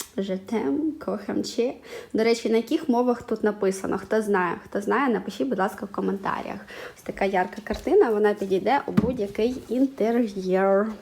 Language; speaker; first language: Ukrainian; non-native, local second language; Russian